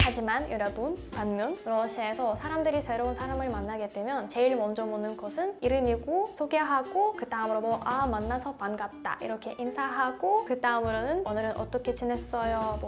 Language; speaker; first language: Korean; non-native, fluent; Russian